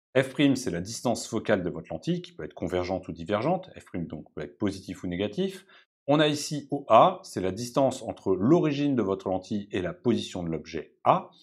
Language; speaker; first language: French; native; French